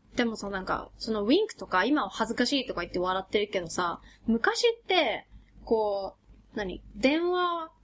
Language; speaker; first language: Japanese; native; Japanese